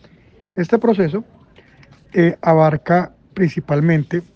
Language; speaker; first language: Spanish; native; Spanish